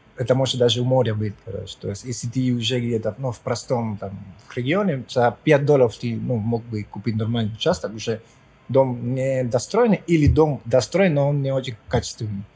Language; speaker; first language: Russian; non-native, fluent; Spanish